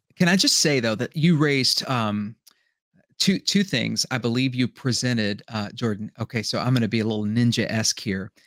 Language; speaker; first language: English; native; English